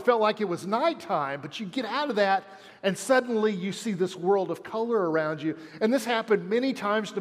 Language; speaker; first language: English; native; English